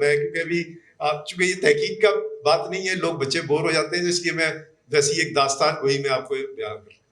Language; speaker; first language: Urdu; native; Urdu